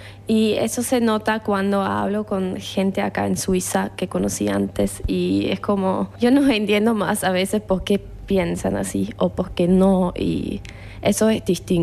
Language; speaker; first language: Spanish; non-native, fluent; German